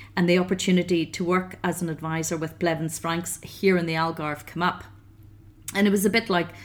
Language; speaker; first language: English; native; English